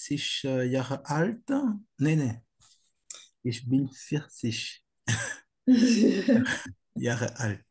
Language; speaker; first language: German; non-native, learner; French